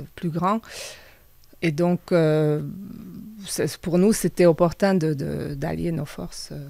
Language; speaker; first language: French; non-native, fluent; Hungarian